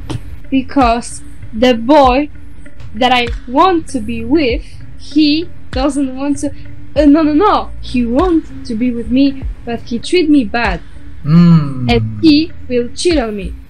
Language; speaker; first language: English; non-native, learner; Polish